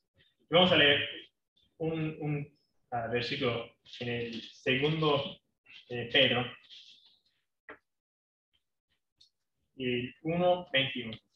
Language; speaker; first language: Spanish; non-native, fluent; English